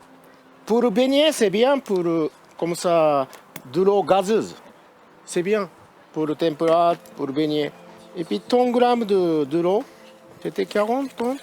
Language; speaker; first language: French; non-native, learner; Japanese